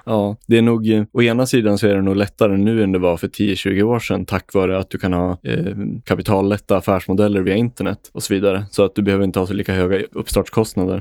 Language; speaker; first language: Swedish; native; Swedish